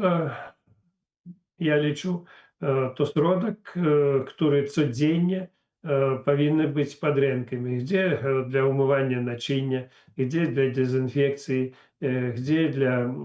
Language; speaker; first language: Polish; non-native, learner; Russian